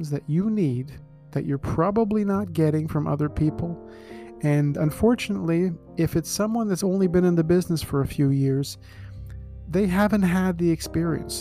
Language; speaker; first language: English; native; English